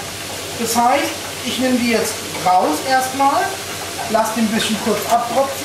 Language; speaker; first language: German; native; German